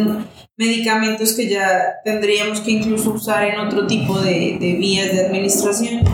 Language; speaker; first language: Spanish; native; Spanish